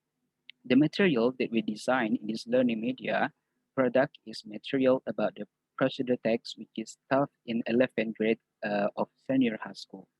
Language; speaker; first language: English; non-native, fluent; Indonesian